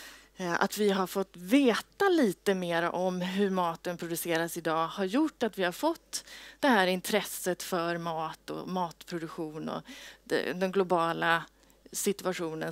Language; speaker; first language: Swedish; native; Swedish